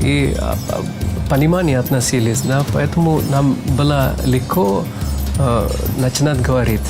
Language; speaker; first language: Russian; non-native, fluent; Tamil